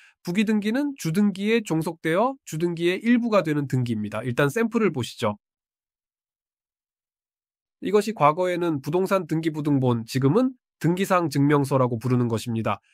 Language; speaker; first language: Korean; native; Korean